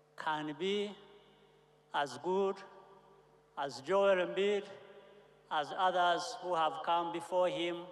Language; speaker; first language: English; non-native, local second language; Kinyarwanda